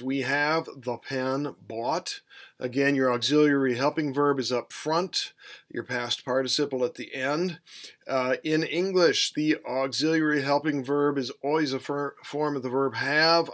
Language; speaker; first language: English; native; English